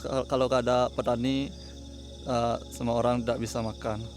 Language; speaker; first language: Indonesian; non-native, local second language; Balinese